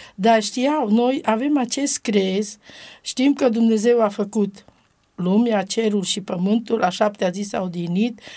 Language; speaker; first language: Romanian; non-native, local second language; Romany